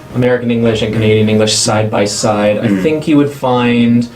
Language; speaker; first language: English; native; English